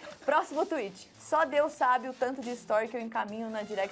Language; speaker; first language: Portuguese; native; Portuguese